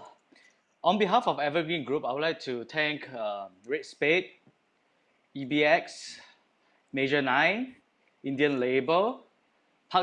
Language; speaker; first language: English; non-native, local second language; Chinese